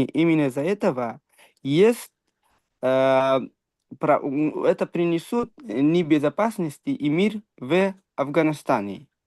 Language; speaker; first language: Russian; non-native, fluent; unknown